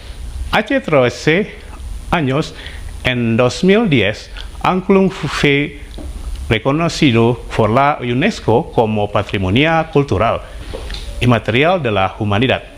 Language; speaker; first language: Spanish; non-native, fluent; Indonesian